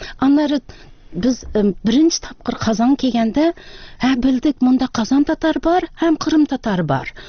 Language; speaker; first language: Tatar; early bilingual, heritage; Tatar